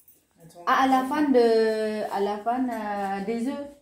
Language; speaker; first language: French; non-native, learner; Filipino